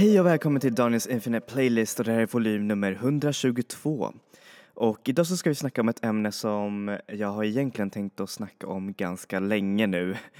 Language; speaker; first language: Swedish; native; Swedish